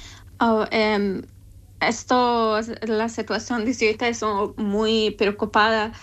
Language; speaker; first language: Spanish; non-native, learner; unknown